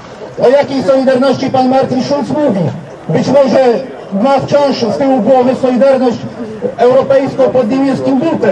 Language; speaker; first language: Polish; native; Polish